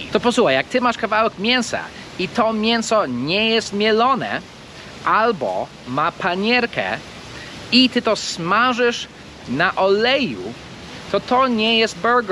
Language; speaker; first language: Polish; non-native, fluent; English